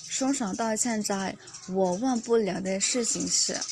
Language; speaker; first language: Chinese; non-native, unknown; Burmese